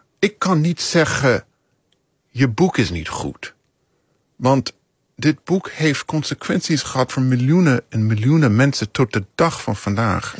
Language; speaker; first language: Dutch; non-native, fluent; English